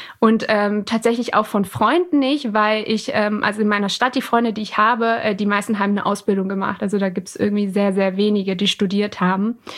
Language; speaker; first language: German; early bilingual, other home language; Persian